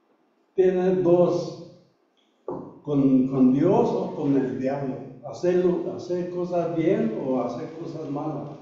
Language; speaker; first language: Spanish; non-native, learner; English